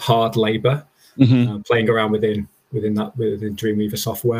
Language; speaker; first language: English; native; English